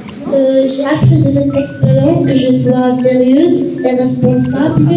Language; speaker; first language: French; non-native, learner; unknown